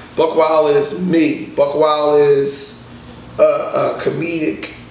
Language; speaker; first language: English; native; English